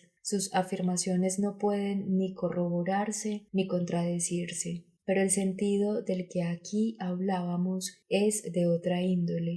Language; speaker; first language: Spanish; native; Spanish